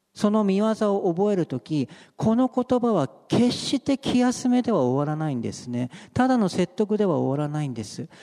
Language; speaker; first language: Japanese; native; Japanese